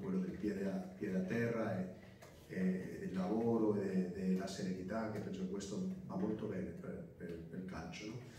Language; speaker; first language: Italian; non-native, fluent; Spanish